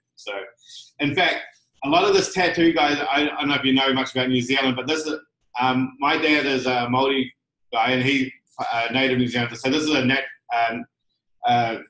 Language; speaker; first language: English; native; English